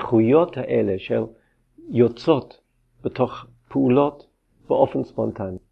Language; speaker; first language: Hebrew; non-native, fluent; English